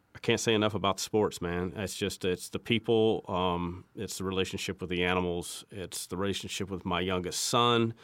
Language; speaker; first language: English; native; English